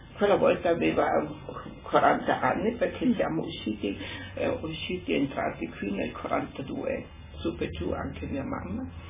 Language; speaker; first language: Italian; non-native, local second language; German